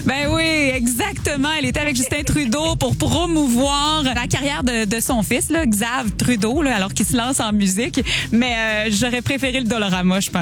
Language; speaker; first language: French; native; French